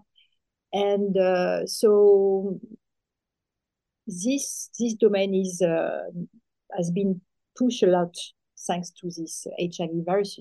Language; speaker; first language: English; non-native, fluent; French